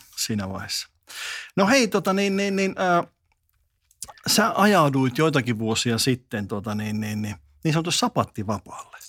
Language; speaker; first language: Finnish; native; Finnish